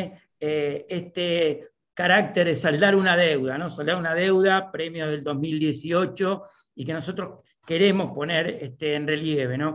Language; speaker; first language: Spanish; native; Spanish